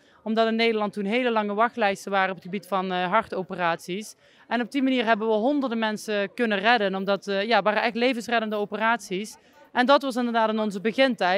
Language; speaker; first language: Dutch; native; Dutch